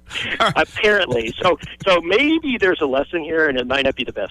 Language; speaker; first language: English; native; English